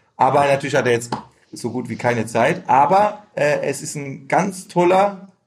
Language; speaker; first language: German; native; German